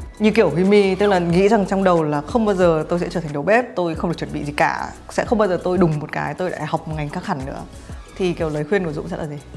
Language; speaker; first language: Vietnamese; native; Vietnamese